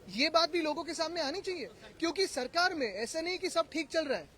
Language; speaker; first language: Hindi; non-native, local second language; Marathi